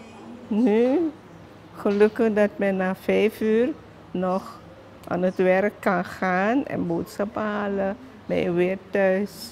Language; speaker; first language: Dutch; non-native, local second language; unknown